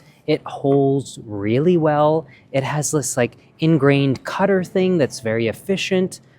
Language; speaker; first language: English; native; English